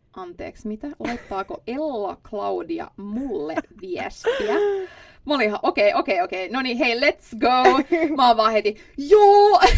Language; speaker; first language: Finnish; non-native, local second language; Swedish